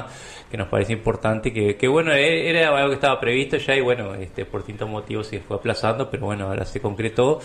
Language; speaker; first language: Spanish; native; Spanish